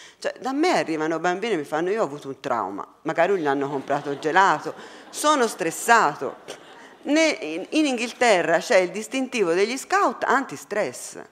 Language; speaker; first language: Italian; native; Italian